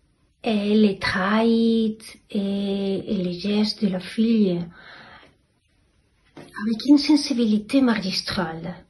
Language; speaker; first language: French; non-native, fluent; Spanish